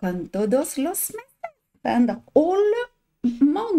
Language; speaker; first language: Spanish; non-native, learner; French